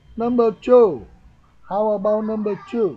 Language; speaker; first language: English; non-native, fluent; Vietnamese